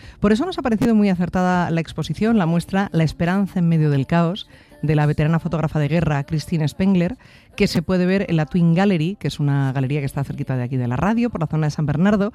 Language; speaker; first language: Spanish; native; Spanish